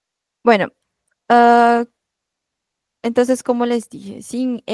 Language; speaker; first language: Spanish; non-native, fluent; Portuguese